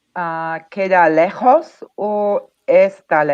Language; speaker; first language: Spanish; non-native, learner; English